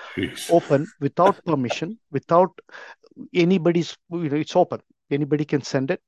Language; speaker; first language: English; non-native, local second language; Tamil